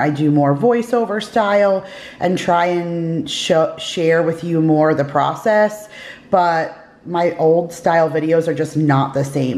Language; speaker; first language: English; native; English